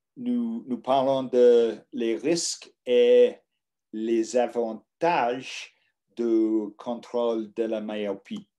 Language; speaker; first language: French; non-native, learner; English